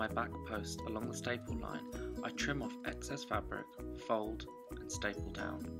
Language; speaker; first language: English; native; English